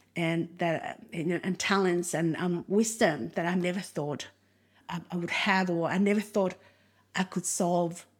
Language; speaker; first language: English; non-native, fluent; Spanish